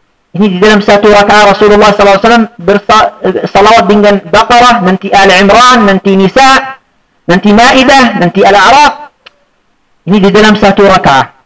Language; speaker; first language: Indonesian; non-native, fluent; Arabic